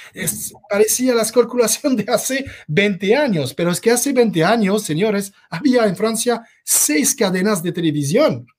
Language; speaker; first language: Spanish; non-native, fluent; French